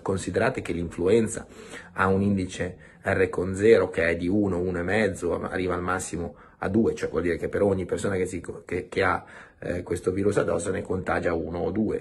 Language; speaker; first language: Italian; native; Italian